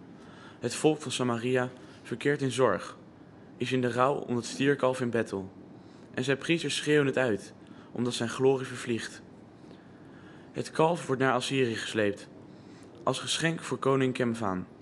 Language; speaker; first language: Dutch; native; Dutch